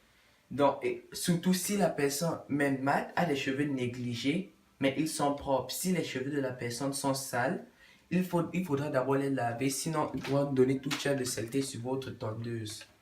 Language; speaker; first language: French; non-native, local second language; English